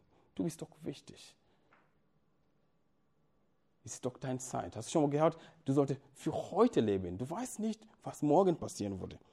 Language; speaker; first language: German; non-native, fluent; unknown